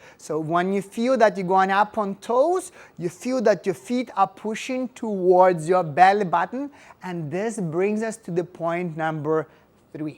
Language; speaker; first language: English; non-native, fluent; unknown